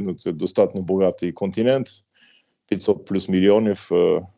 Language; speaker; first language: Ukrainian; non-native, fluent; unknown